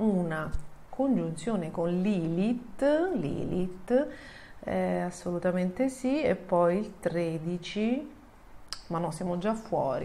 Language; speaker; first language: Italian; native; Italian